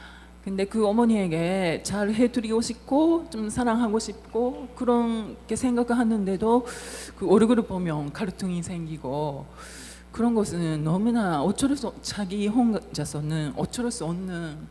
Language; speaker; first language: Korean; non-native, fluent; Japanese